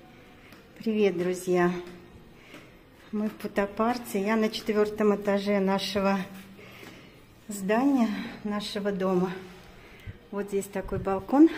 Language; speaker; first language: Russian; native; Russian